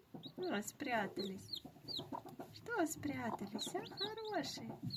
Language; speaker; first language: Russian; native; Russian